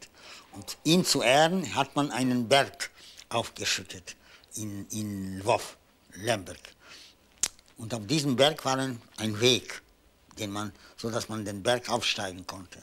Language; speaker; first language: German; non-native, fluent; Polish